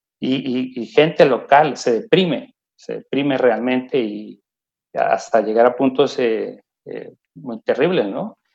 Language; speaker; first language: Spanish; native; Spanish